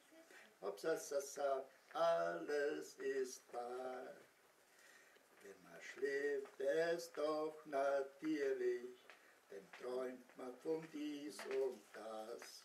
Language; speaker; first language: German; early bilingual, heritage; German